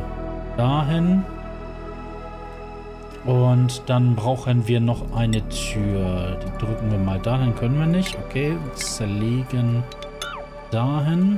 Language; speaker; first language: German; native; German